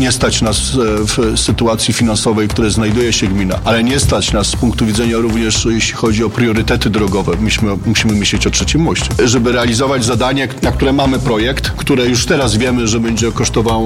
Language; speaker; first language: Polish; native; Polish